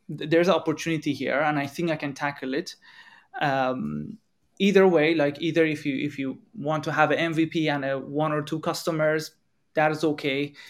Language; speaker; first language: English; non-native, fluent; Persian